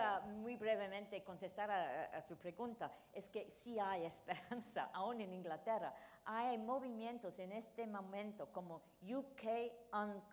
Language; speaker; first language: Spanish; non-native, fluent; English